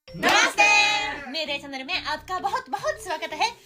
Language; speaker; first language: Hindi; non-native, fluent; Japanese